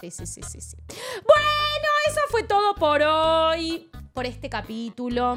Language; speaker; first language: Spanish; native; Spanish